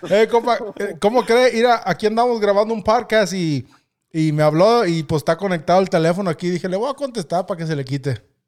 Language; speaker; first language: Spanish; early bilingual, heritage; Spanish